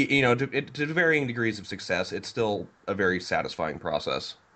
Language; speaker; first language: English; native; English